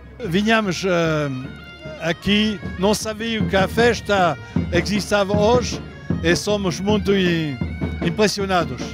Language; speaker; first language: Portuguese; non-native, learner; French